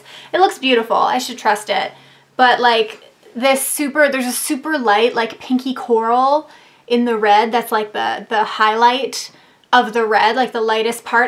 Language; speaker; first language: English; native; English